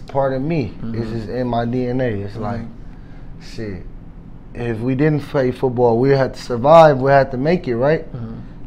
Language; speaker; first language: English; native; English